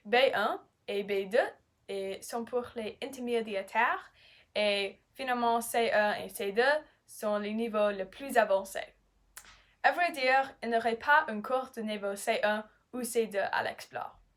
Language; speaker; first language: French; non-native, learner; English